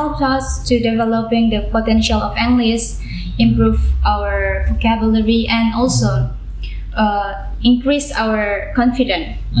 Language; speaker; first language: English; non-native, learner; Indonesian